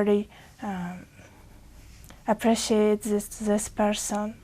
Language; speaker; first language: English; non-native, learner; Uzbek